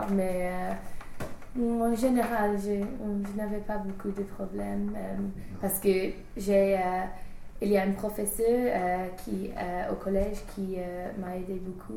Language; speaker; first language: French; non-native, learner; English